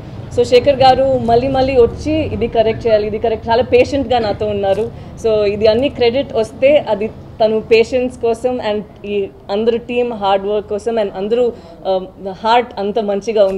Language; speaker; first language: Telugu; non-native, learner; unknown